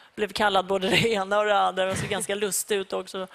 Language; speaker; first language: Swedish; early bilingual, other home language; Persian